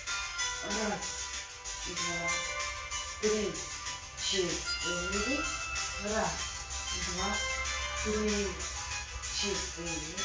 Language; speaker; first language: Italian; non-native, learner; Russian